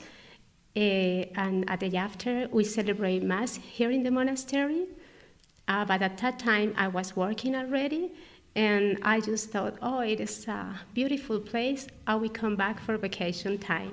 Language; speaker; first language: English; non-native, learner; Spanish